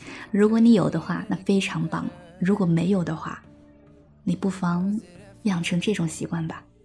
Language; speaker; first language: Chinese; native; Chinese